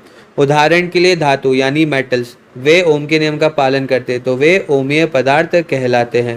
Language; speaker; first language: Hindi; native; Hindi